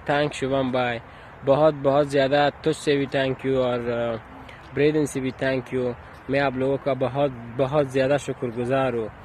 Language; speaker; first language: Hindi; non-native, learner; Persian